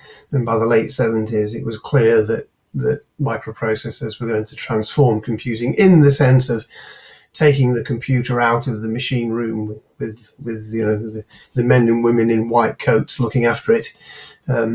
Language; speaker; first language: English; native; English